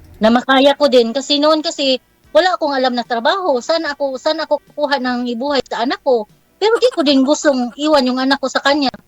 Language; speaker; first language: Filipino; non-native, local second language; Cebuano